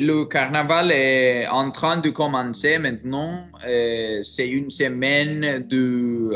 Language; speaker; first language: French; non-native, learner; Greek